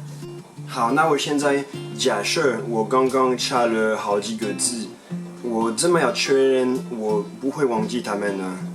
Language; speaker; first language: Chinese; non-native, fluent; French